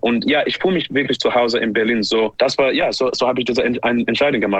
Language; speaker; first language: German; non-native, learner; English